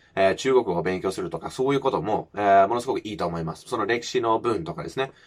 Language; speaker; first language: Japanese; non-native, fluent; English